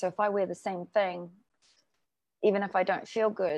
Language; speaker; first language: English; native; English